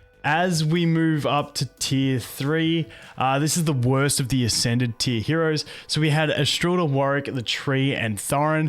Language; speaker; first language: English; native; English